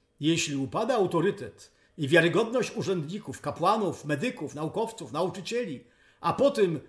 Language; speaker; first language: Polish; native; Polish